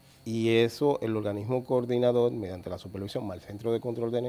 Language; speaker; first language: Spanish; native; Spanish